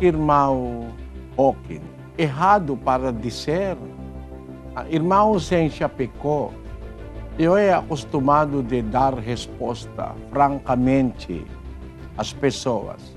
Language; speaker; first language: Portuguese; non-native, learner; Filipino